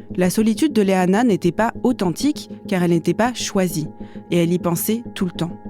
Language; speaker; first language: French; native; French